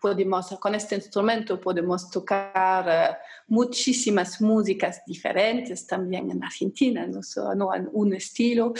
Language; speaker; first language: Spanish; non-native, fluent; German